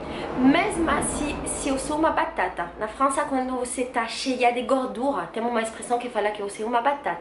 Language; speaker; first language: Portuguese; non-native, learner; French